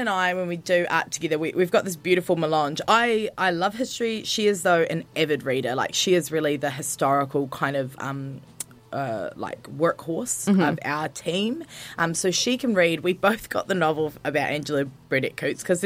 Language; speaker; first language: English; native; English